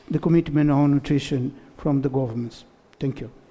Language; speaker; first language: English; non-native, fluent; Portuguese